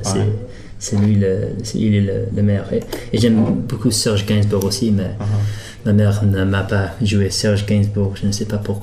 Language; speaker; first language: French; early bilingual, heritage; English